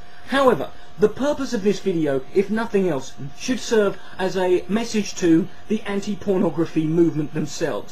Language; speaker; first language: English; native; English